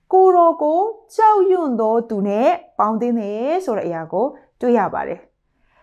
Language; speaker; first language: Burmese; non-native, local second language; Kachin